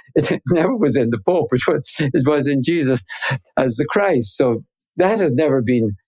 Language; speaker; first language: English; native; English